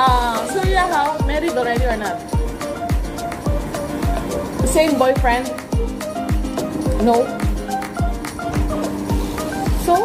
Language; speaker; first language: English; non-native, local second language; Filipino